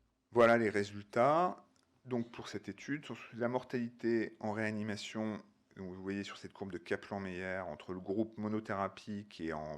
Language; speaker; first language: French; native; French